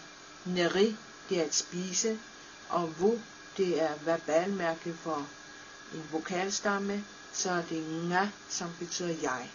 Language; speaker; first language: Danish; non-native, local second language; Kalaallisut